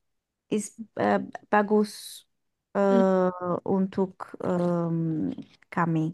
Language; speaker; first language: Indonesian; non-native, learner; English